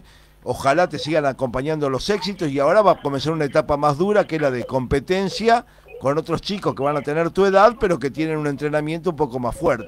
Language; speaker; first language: Spanish; native; Spanish